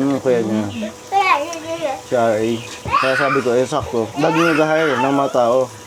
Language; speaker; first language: Filipino; native; Filipino